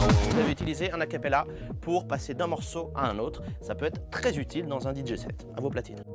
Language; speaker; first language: French; native; French